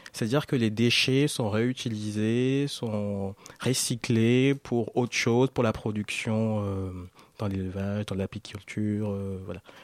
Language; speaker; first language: French; non-native, local second language; Fon